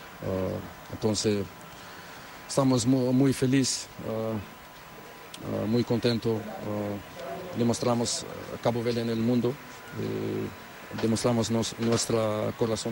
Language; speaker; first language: Spanish; non-native, learner; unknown